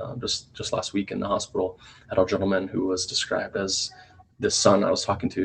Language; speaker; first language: English; native; English